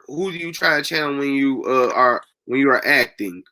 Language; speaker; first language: English; native; English